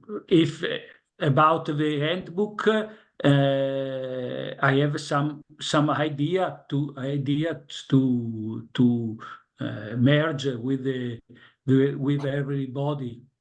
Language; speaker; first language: English; non-native, learner; Italian